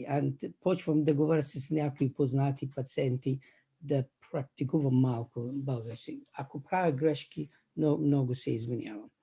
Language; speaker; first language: Bulgarian; non-native, fluent; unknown